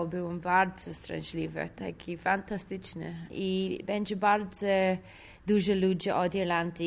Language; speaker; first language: Polish; non-native, learner; English